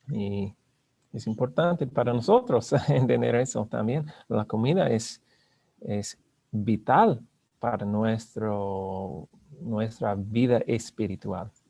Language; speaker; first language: Spanish; non-native, learner; English